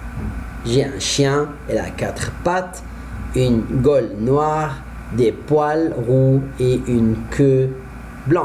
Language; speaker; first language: French; non-native, fluent; Arabic